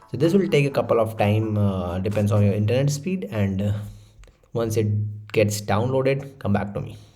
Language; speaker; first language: English; non-native, local second language; Hindi